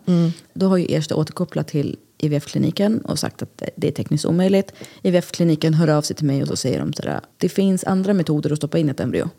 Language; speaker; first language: Swedish; early bilingual, other home language; Greek